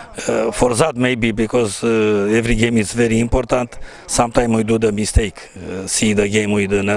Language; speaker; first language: English; non-native, learner; Romanian